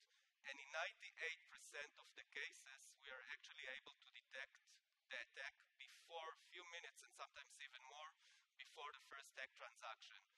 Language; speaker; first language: English; non-native, fluent; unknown